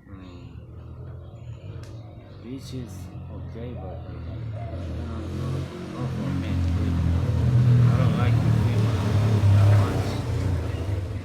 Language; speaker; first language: English; non-native, learner; Spanish